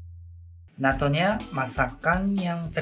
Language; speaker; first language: Indonesian; non-native, learner; Japanese